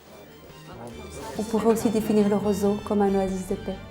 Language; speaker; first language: French; native; French